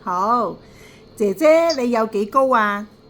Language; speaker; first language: Cantonese; native; Cantonese